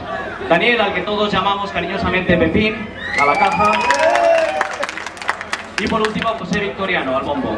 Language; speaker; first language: Spanish; native; Spanish